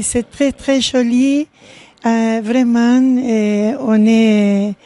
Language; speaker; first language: French; non-native, learner; Spanish